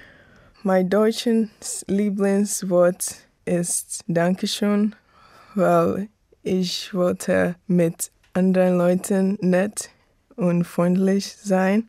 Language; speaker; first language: German; non-native, learner; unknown